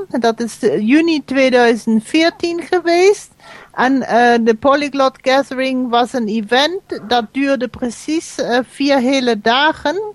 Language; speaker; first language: Dutch; non-native, fluent; German